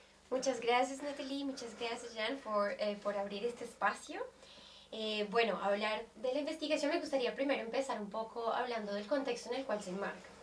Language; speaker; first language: Spanish; native; Spanish